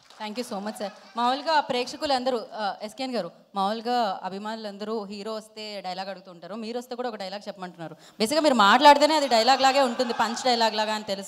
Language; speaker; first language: Telugu; native; Telugu